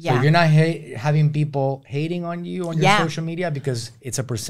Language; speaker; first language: English; native; English